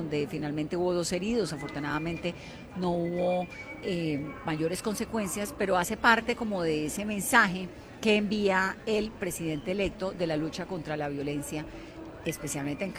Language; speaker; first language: Spanish; native; Spanish